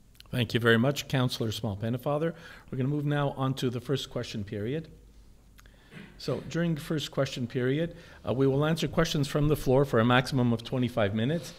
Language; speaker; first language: English; native; English